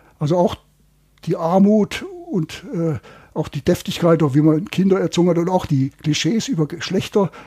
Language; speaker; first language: German; native; German